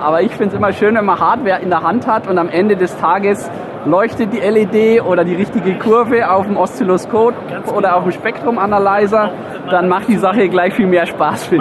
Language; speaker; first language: German; native; German